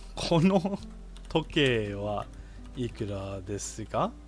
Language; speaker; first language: Japanese; non-native, fluent; English